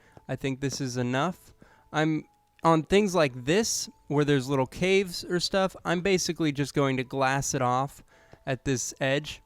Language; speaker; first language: English; native; English